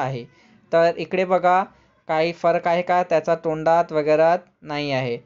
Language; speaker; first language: Marathi; non-native, local second language; Hindi